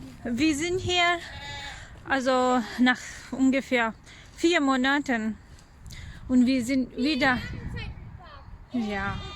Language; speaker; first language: German; non-native, learner; Urdu